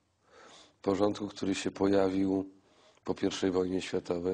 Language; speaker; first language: Polish; native; Polish